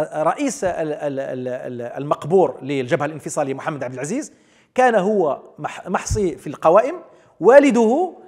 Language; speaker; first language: Arabic; native; Arabic